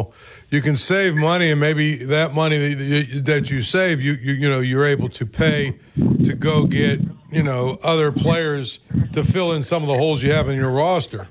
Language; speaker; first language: English; native; English